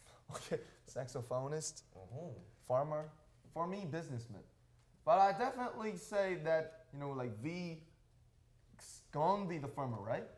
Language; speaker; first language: English; non-native, fluent; Korean